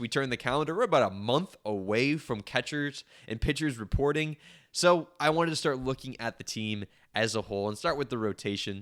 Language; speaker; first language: English; native; English